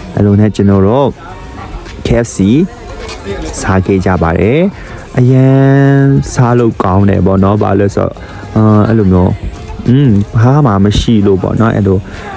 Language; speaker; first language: Burmese; non-native, local second language; Hakha Chin